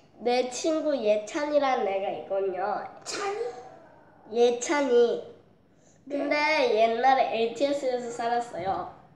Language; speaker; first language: Korean; early bilingual, heritage; Korean